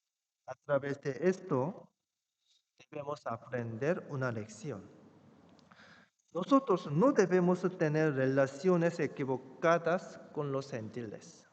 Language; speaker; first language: Spanish; non-native, fluent; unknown